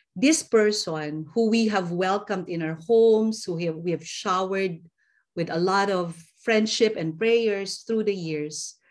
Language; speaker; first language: English; non-native, local second language; Filipino